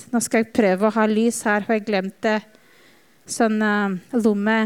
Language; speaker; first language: Norwegian; non-native, fluent; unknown